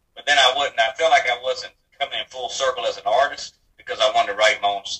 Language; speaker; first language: English; native; English